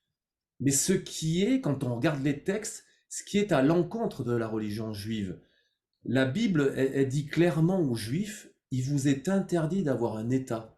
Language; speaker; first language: French; native; French